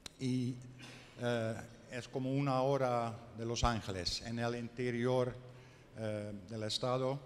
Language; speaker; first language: Spanish; non-native, learner; Dutch